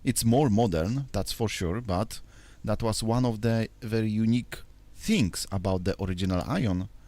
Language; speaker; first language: English; non-native, fluent; Polish